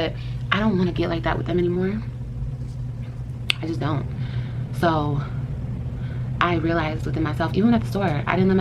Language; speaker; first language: English; native; English